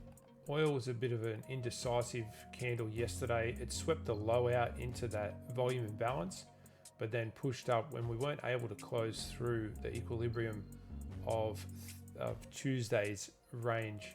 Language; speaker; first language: English; native; English